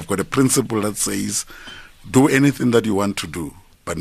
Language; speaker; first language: English; non-native, local second language; Northern Sotho